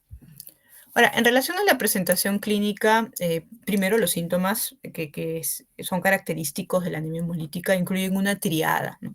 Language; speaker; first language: Spanish; native; Spanish